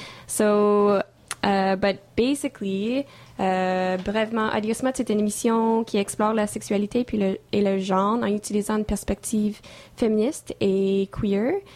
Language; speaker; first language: French; non-native, fluent; English